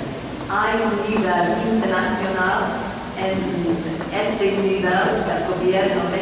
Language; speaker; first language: Spanish; non-native, fluent; English